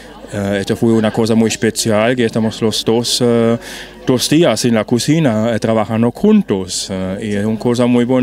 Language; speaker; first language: Spanish; non-native, fluent; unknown